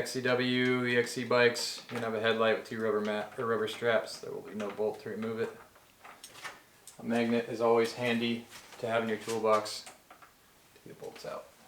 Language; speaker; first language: English; native; English